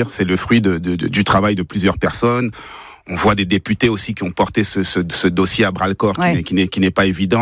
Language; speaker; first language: French; native; French